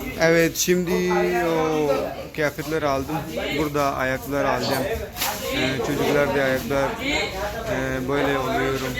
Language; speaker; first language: Turkish; non-native, learner; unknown